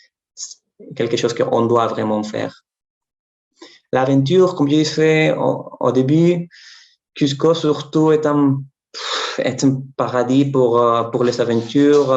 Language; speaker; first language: French; non-native, fluent; Spanish